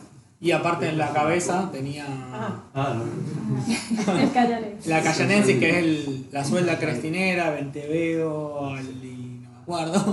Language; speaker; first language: Spanish; native; Spanish